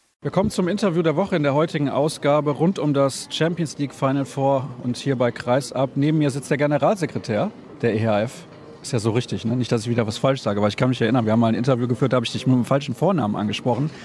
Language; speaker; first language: German; native; German